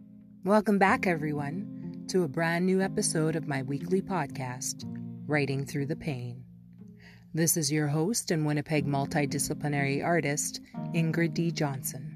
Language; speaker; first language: English; native; English